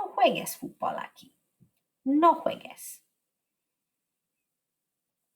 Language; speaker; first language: Spanish; non-native, fluent; English